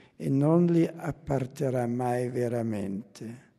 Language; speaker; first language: Italian; non-native, fluent; German